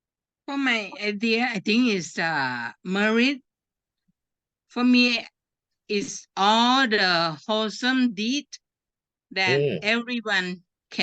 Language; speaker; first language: English; non-native, learner; Thai